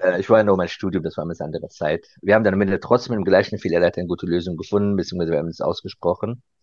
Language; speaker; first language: German; early bilingual, other home language; Persian